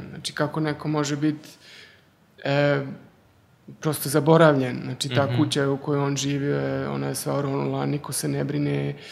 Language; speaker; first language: Serbian; early bilingual, heritage; Serbian